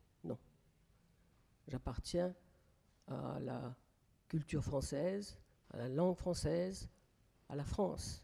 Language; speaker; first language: French; native; French